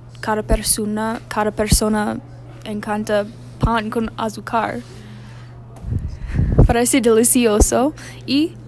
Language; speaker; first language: Spanish; non-native, learner; English